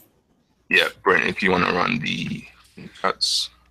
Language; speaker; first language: English; native; English